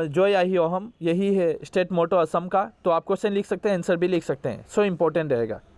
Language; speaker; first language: Hindi; non-native, local second language; Assamese